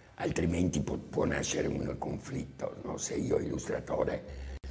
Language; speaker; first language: Italian; native; Italian